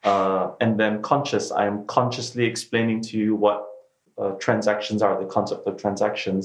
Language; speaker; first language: English; native; English